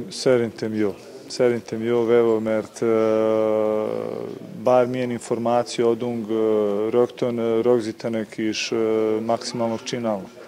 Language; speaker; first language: Hungarian; non-native, learner; Serbian